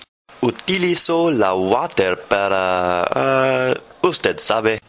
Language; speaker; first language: Spanish; non-native, learner; English